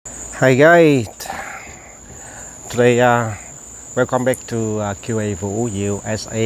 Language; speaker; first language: English; non-native, local second language; Vietnamese